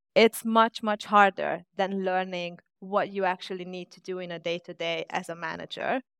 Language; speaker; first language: English; non-native, fluent; Hungarian